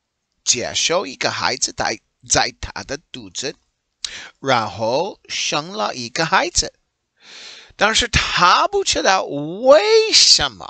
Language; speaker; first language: Chinese; non-native, learner; English